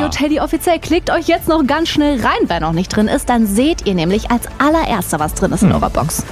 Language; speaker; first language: German; native; German